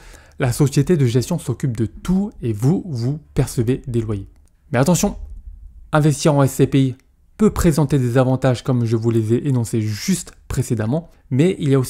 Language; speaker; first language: French; native; French